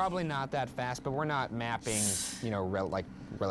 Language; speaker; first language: English; native; English